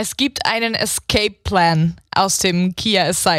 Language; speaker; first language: German; native; German